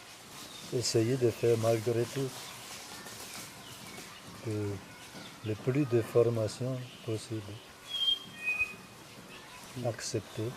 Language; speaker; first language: French; non-native, fluent; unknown